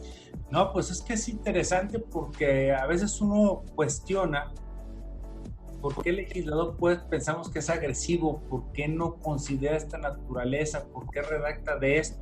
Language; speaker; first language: Spanish; native; Spanish